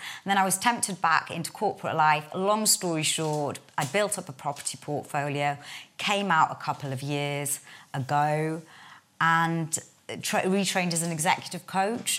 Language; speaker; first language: English; native; English